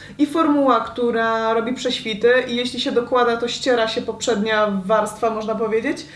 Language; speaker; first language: Polish; native; Polish